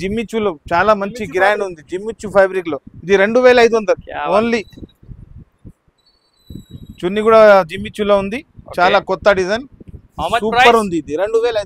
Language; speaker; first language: Telugu; non-native, local second language; Urdu